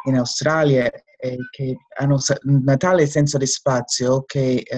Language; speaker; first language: Italian; non-native, fluent; English